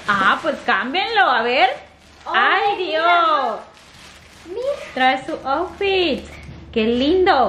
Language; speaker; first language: Spanish; native; Spanish